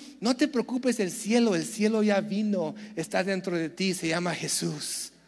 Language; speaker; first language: Spanish; early bilingual, heritage; Spanish